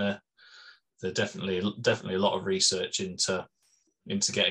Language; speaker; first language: English; native; English